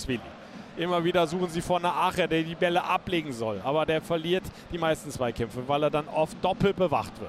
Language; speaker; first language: German; native; German